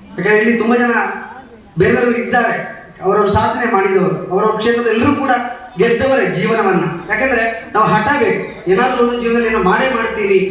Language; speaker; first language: Kannada; native; Kannada